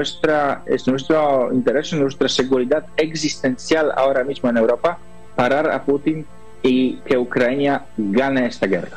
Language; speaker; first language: Spanish; non-native, fluent; Polish